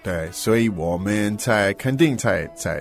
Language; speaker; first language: Chinese; non-native, fluent; English